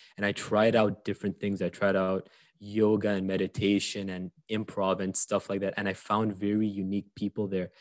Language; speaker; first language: English; early bilingual, other home language; Arabic